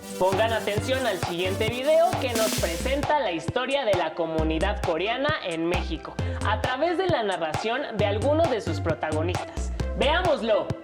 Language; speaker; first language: Spanish; native; Spanish